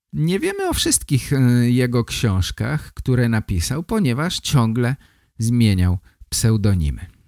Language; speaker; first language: Polish; native; Polish